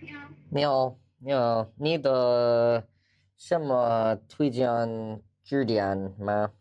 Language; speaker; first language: Chinese; non-native, learner; English